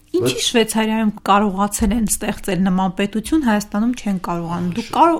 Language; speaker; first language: Armenian; native; Armenian